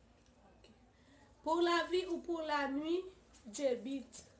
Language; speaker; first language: French; non-native, learner; Haitian Creole